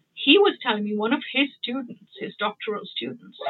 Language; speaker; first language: English; non-native, local second language; Gujarati